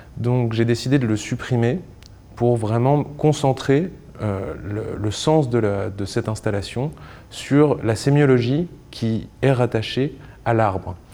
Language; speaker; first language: French; native; French